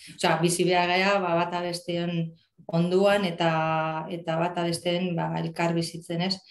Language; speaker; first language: Basque; native; Basque